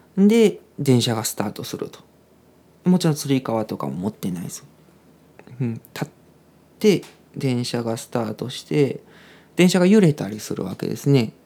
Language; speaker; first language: Japanese; native; Japanese